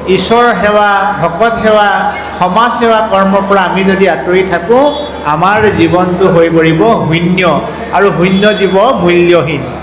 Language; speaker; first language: Assamese; native; Assamese